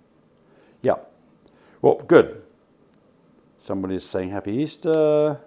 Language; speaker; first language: English; native; English